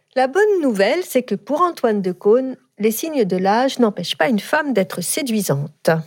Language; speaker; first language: French; native; French